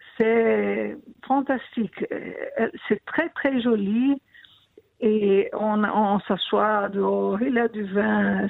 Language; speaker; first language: French; non-native, fluent; Portuguese